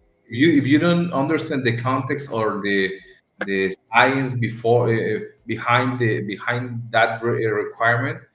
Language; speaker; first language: English; non-native, learner; Spanish